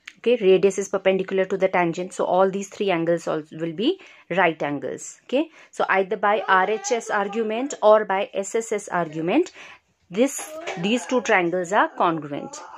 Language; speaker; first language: English; non-native, local second language; Hindi